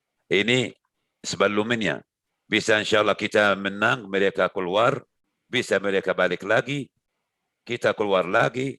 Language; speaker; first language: Indonesian; non-native, learner; Arabic